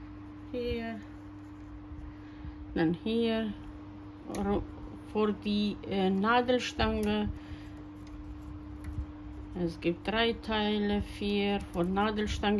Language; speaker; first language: German; non-native, fluent; Croatian